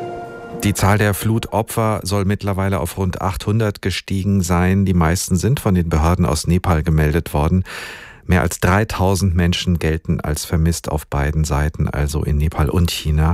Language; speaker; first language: German; native; German